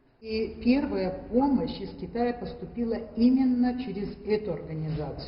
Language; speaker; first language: Russian; native; Russian